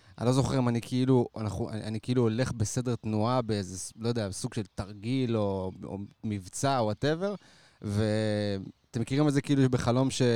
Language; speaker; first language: Hebrew; native; Hebrew